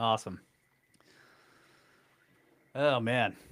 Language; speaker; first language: English; native; English